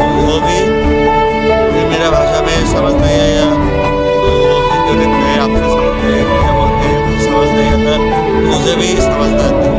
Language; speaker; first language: Hindi; non-native, learner; Bangla